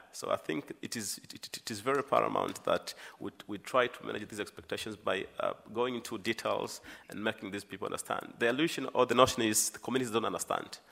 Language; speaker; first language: English; non-native, local second language; Swahili